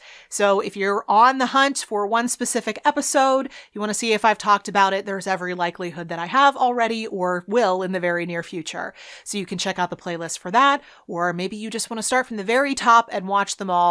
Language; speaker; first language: English; native; English